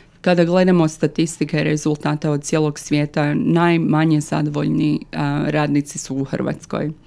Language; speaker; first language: Croatian; early bilingual, other home language; English